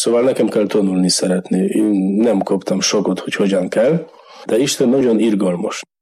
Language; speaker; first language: Hungarian; non-native, learner; Polish